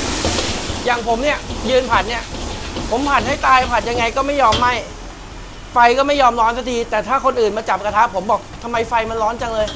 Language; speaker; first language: Thai; native; Thai